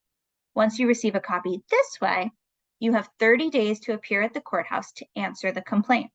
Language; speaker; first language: English; native; English